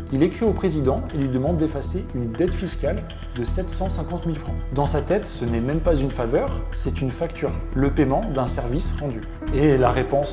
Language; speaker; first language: French; native; French